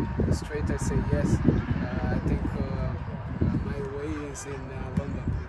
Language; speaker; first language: English; non-native, learner; Portuguese